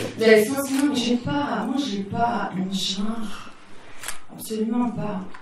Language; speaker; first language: French; non-native, fluent; Italian